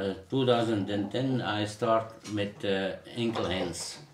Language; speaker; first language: English; non-native, learner; Dutch